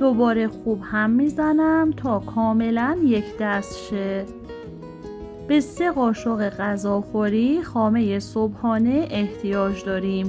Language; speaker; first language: Persian; native; Persian